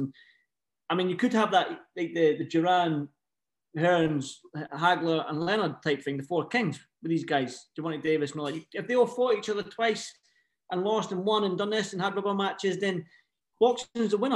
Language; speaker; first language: English; native; English